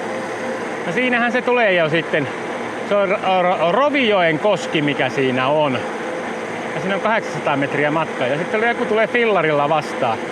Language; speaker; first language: Finnish; native; Finnish